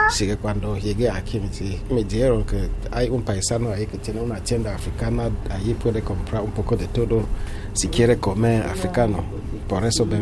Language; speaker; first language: Spanish; non-native, fluent; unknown